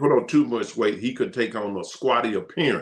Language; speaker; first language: English; native; English